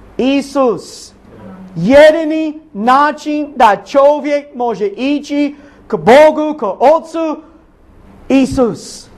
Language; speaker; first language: Bosnian; non-native, learner; English